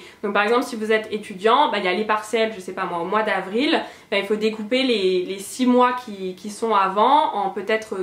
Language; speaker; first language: French; native; French